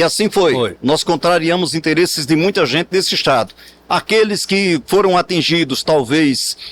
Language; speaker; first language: Portuguese; native; Portuguese